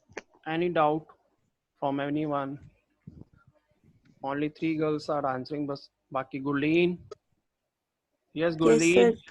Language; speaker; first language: English; non-native, local second language; Hindi